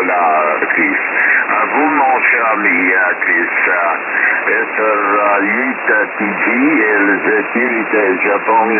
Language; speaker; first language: French; non-native, learner; Bulgarian